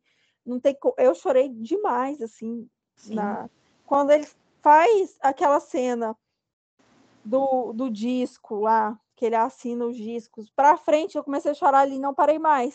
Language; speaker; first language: Portuguese; native; Portuguese